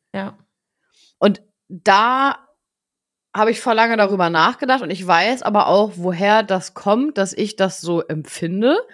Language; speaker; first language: German; native; German